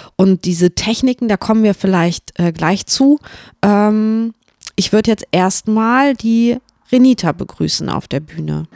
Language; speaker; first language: German; native; German